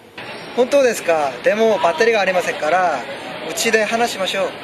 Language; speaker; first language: Japanese; non-native, learner; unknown